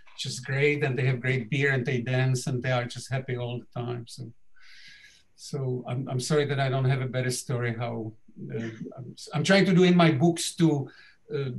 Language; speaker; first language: English; non-native, fluent; Czech